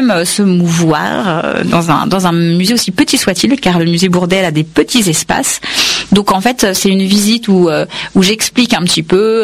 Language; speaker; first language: French; non-native, fluent; Kannada